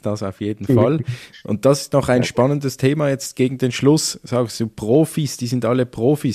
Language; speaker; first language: German; native; German